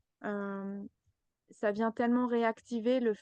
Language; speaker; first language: French; native; French